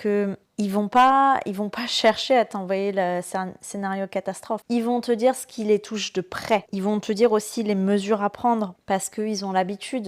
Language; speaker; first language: French; native; French